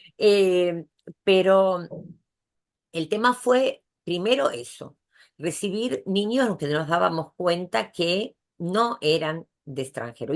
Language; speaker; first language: Spanish; native; Spanish